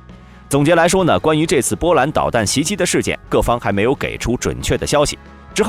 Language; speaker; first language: Chinese; native; Chinese